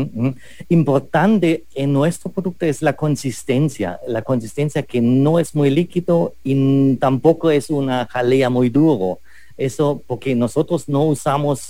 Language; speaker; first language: Spanish; non-native, fluent; German